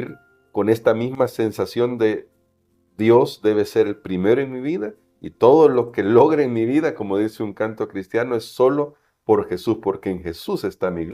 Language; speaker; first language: Spanish; native; Spanish